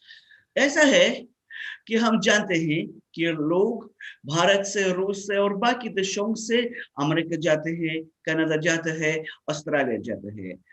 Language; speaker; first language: Hindi; non-native, fluent; Russian